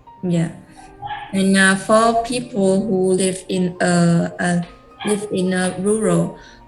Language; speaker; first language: English; non-native, learner; Vietnamese